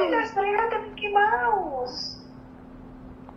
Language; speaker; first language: Spanish; native; Spanish